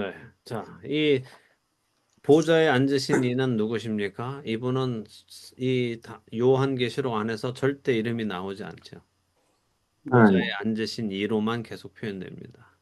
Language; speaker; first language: Korean; native; Korean